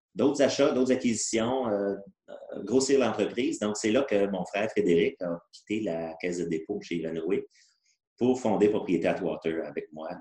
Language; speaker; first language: French; native; French